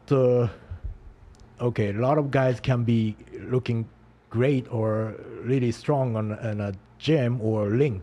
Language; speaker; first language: English; non-native, learner; Japanese